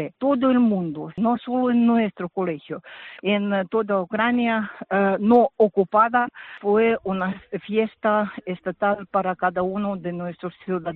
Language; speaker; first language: Spanish; non-native, fluent; Ukrainian